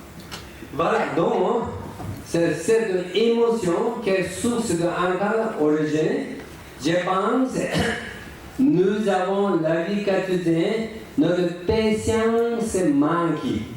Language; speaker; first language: French; non-native, learner; Tibetan